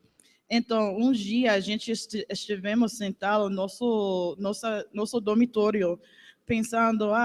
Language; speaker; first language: Portuguese; non-native, learner; English